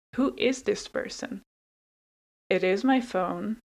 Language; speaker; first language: English; non-native, fluent; Hungarian